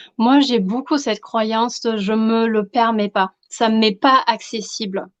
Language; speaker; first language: French; non-native, fluent; German